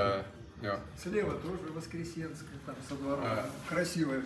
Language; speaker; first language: Russian; native; Russian